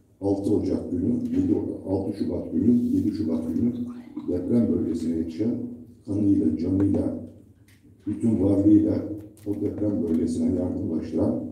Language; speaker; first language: Turkish; native; Turkish